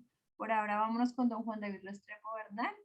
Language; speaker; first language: Spanish; native; Spanish